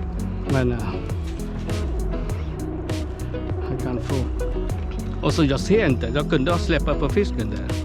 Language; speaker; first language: Swedish; non-native, fluent; Vietnamese